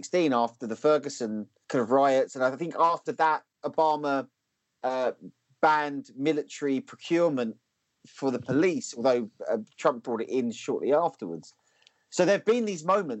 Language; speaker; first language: English; native; English